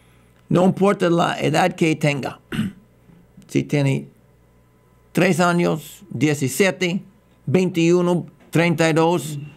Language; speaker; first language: Spanish; non-native, fluent; English